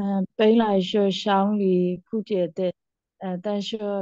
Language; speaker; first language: Chinese; non-native, learner; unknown